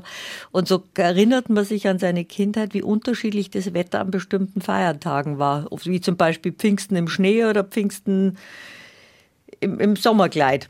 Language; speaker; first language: German; native; German